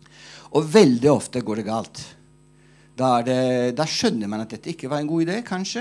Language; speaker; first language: Norwegian; non-native, fluent; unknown